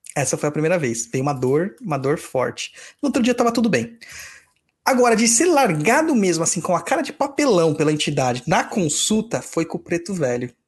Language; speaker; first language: Portuguese; native; Portuguese